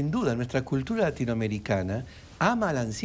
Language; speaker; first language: Spanish; native; Spanish